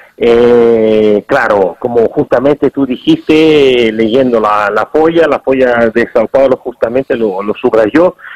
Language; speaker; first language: Spanish; non-native, fluent; Italian